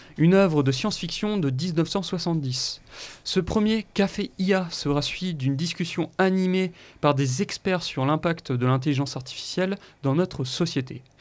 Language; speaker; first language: French; native; French